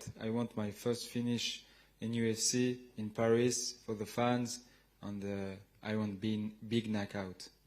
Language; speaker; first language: English; non-native, learner; French